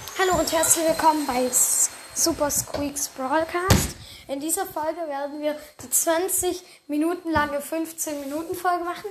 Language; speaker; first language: German; native; German